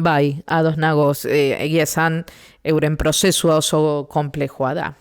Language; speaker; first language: Basque; non-native, fluent; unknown